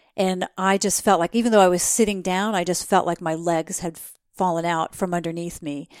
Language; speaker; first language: English; native; English